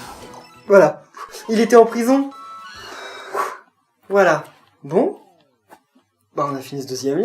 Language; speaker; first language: French; native; French